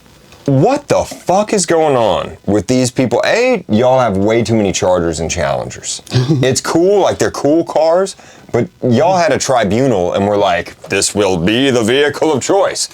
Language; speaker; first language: English; native; English